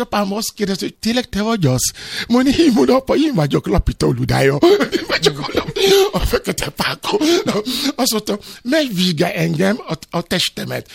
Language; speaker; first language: Hungarian; non-native, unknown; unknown